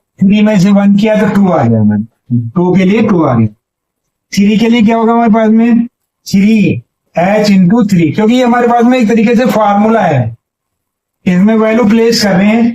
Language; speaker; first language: Hindi; native; Hindi